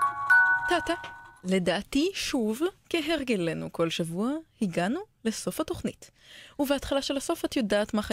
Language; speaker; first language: Hebrew; native; Hebrew